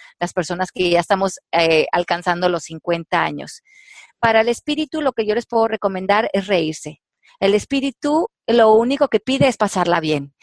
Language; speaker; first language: Spanish; native; Spanish